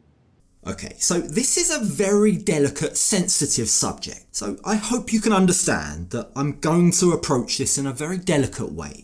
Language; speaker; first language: English; native; English